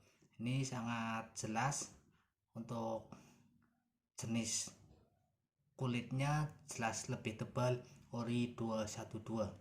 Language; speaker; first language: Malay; non-native, local second language; Javanese